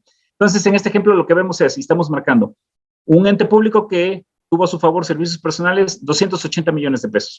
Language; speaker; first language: Spanish; native; Spanish